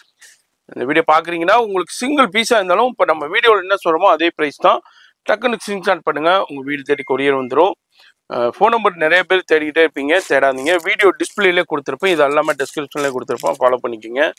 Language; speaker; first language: Tamil; native; Tamil